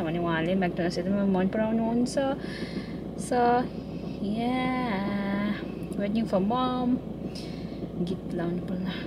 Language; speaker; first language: English; early bilingual, other home language; Nepali